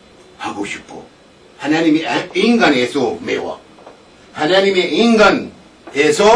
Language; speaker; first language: Korean; non-native, learner; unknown